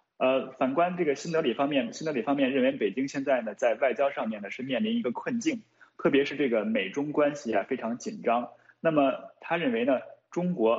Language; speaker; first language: Chinese; native; Chinese